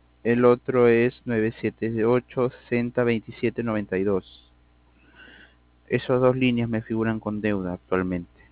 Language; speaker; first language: Spanish; native; Spanish